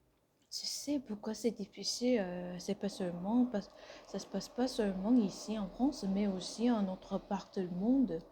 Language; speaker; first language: French; non-native, fluent; Korean